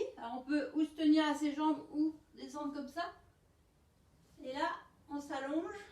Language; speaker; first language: French; native; French